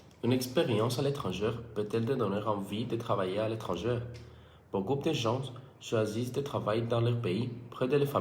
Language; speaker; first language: French; non-native, fluent; Greek